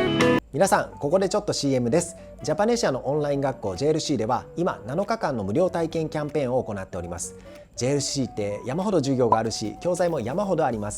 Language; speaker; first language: Japanese; native; Japanese